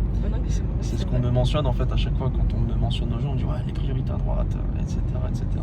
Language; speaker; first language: French; native; French